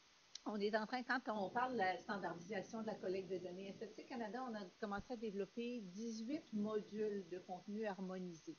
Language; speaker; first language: French; native; French